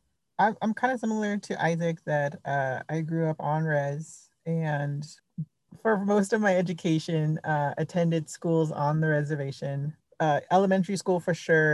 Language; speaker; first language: English; early bilingual, other home language; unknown